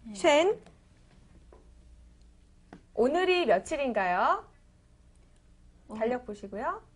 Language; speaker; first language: Korean; native; Korean